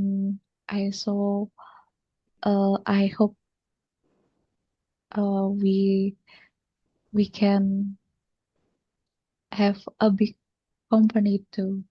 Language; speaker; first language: English; non-native, learner; Indonesian